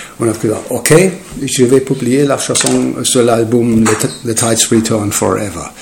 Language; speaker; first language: French; non-native, learner; German